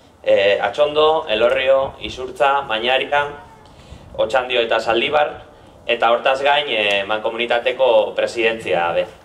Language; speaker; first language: Basque; native; Basque